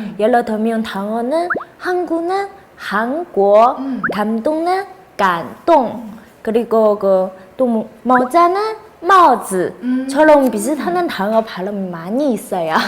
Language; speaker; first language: Korean; non-native, fluent; Chinese